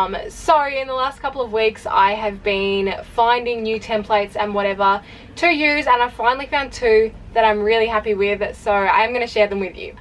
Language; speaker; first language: English; native; English